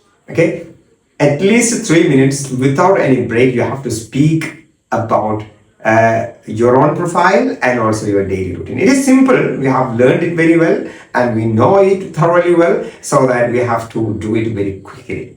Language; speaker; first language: English; non-native, local second language; Malayalam